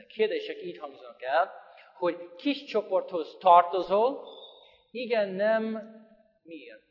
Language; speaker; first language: Hungarian; non-native, fluent; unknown